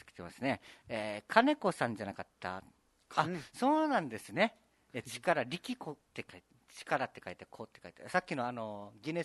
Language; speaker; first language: Japanese; native; Japanese